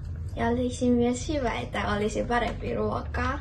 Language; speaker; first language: Finnish; non-native, learner; Korean